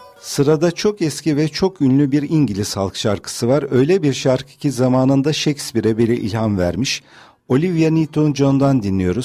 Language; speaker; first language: Turkish; native; Turkish